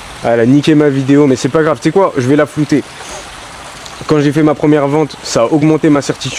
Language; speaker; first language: French; native; French